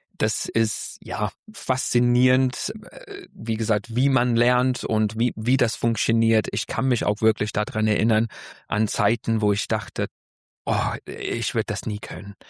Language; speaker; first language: German; non-native, fluent; English